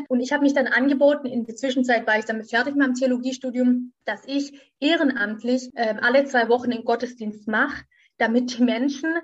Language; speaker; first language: German; native; German